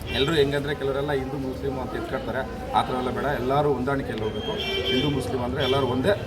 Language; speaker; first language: Kannada; native; Kannada